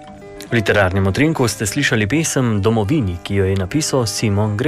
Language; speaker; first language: Slovenian; native; Slovenian